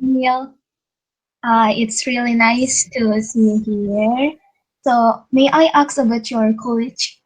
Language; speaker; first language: English; non-native, fluent; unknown